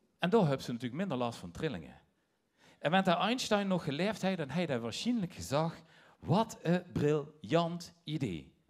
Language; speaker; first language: Dutch; native; Dutch